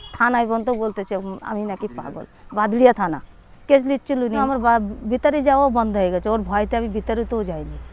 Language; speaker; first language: Bangla; non-native, local second language; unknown